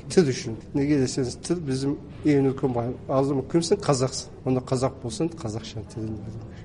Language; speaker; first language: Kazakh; early bilingual, heritage; Kazakh